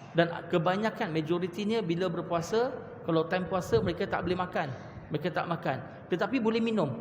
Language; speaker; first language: Malay; non-native, local second language; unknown